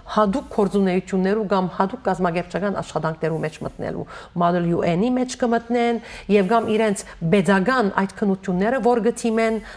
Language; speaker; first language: Armenian; native; Armenian